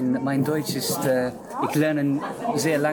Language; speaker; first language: German; non-native, learner; English